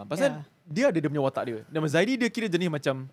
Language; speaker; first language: Malay; native; Malay